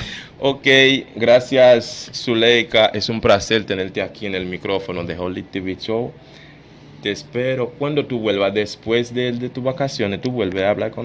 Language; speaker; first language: Spanish; non-native, fluent; Haitian Creole